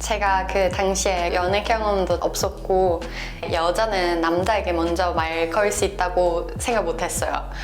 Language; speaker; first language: Korean; non-native, fluent; Norwegian